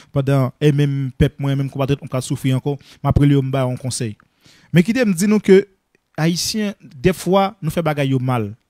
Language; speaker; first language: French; non-native, local second language; Haitian Creole